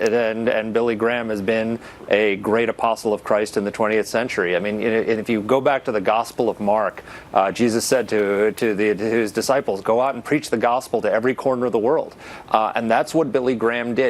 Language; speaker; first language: English; native; English